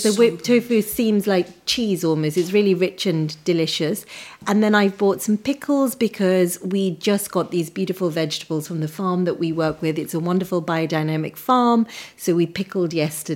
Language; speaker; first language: English; early bilingual, other home language; Punjabi